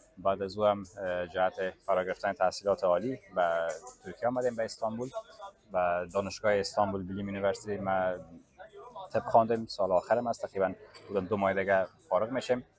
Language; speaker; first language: Persian; native; Persian